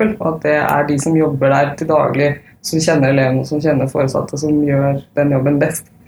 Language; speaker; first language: Norwegian; native; Norwegian